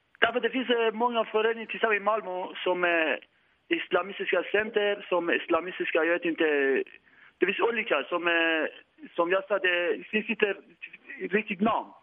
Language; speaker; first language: Swedish; non-native, learner; Persian